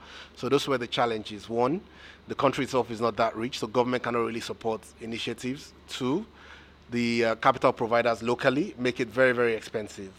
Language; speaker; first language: English; non-native, local second language; Yoruba